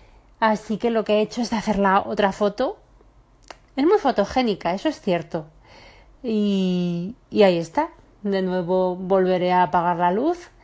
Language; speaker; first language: Spanish; native; Spanish